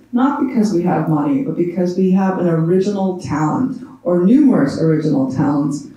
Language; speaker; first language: English; native; English